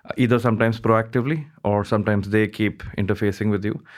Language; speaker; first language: English; non-native, local second language; Hindi